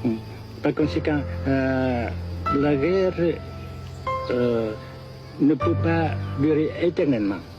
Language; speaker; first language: French; non-native, fluent; Vietnamese